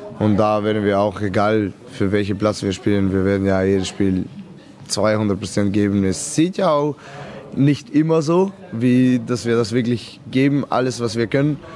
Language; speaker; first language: German; non-native, fluent; Serbian